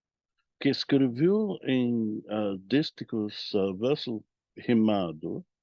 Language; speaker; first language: Portuguese; non-native, fluent; English